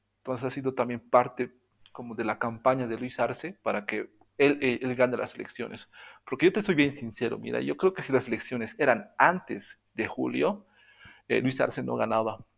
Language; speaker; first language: Spanish; native; Spanish